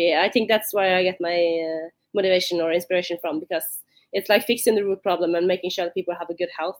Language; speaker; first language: English; non-native, fluent; Norwegian